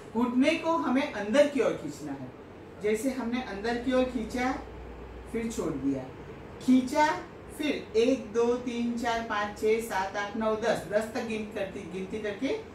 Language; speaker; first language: Hindi; non-native, local second language; Gujarati